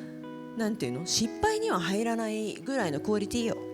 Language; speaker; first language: Japanese; native; Japanese